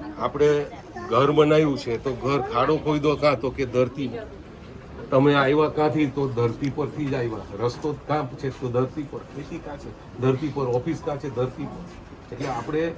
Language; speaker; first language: Gujarati; non-native, local second language; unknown